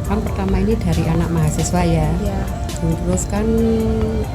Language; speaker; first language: Indonesian; native; Indonesian